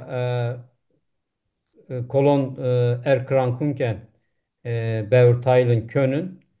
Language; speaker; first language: German; non-native, learner; Turkish